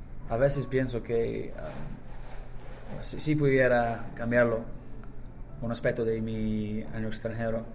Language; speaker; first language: Spanish; non-native, learner; English